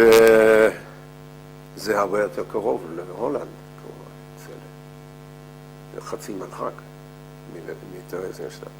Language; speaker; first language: Hebrew; non-native, fluent; Dutch